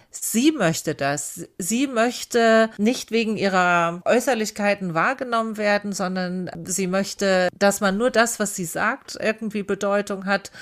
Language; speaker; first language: German; native; German